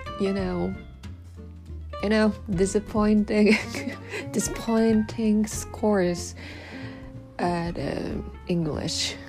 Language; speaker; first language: English; non-native, learner; Japanese